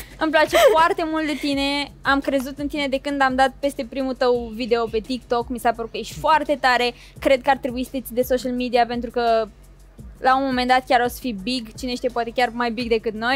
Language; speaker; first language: Romanian; native; Romanian